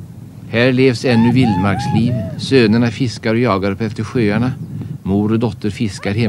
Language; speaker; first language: Swedish; native; Swedish